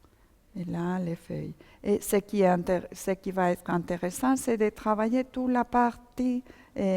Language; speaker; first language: French; non-native, fluent; Spanish